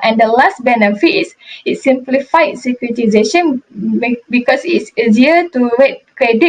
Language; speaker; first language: English; non-native, local second language; Malay